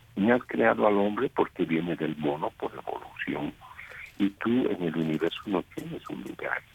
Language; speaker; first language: Spanish; native; Spanish